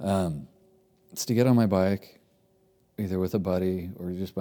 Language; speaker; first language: English; native; English